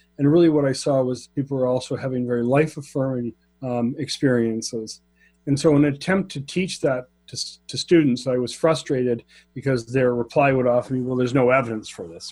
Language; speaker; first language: English; native; English